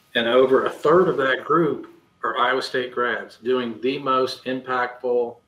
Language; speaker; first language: English; native; English